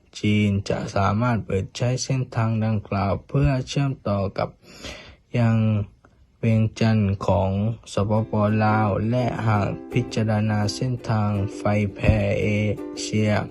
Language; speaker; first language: Thai; native; Thai